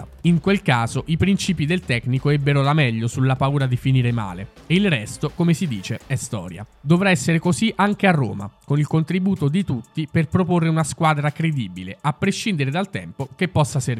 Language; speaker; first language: Italian; native; Italian